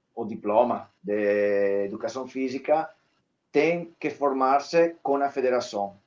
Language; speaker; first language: Portuguese; non-native, learner; Italian